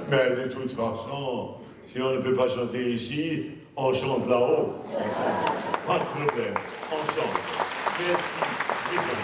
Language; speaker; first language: French; non-native, fluent; German